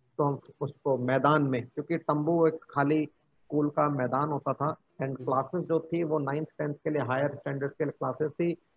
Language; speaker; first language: Hindi; native; Hindi